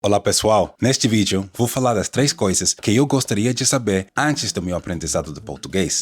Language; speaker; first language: Portuguese; non-native, learner; English